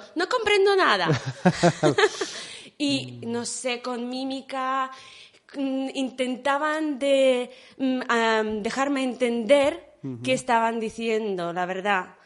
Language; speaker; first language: Spanish; non-native, fluent; Ukrainian